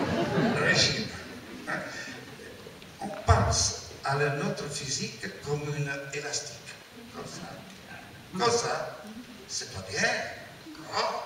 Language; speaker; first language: French; non-native, learner; Italian